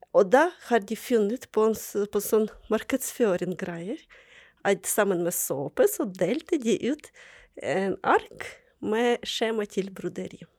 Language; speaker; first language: Norwegian; non-native, fluent; Ukrainian